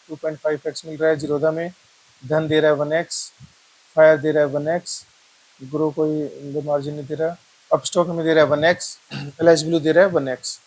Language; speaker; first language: Hindi; native; Hindi